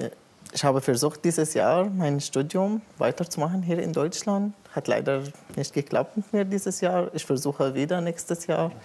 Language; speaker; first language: German; non-native, learner; Arabic